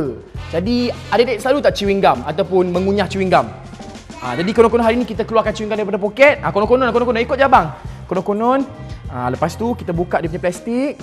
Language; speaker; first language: Malay; native; Malay